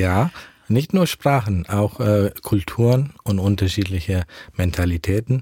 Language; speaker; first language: German; early bilingual, heritage; German